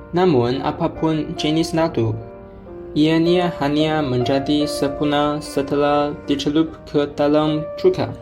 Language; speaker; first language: Malay; non-native, learner; Chinese